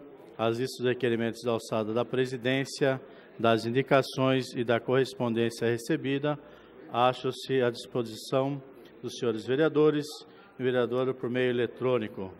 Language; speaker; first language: Portuguese; native; Portuguese